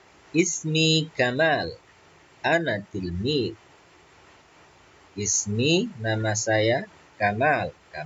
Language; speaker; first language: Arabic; non-native, fluent; Indonesian